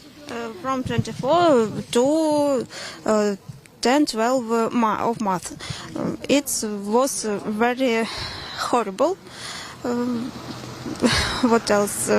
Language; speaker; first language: English; non-native, learner; Russian